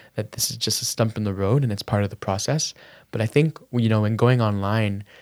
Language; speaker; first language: English; native; English